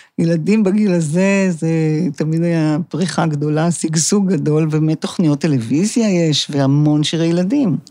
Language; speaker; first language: Hebrew; native; Hebrew